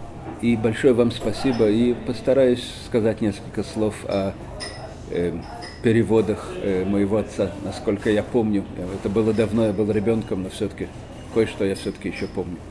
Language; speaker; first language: Russian; native; Russian